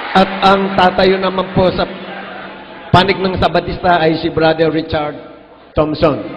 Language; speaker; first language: Filipino; native; Filipino